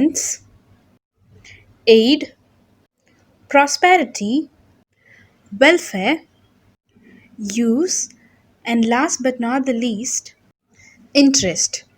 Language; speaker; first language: English; non-native, local second language; Tamil